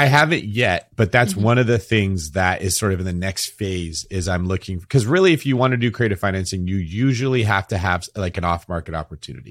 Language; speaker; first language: English; native; English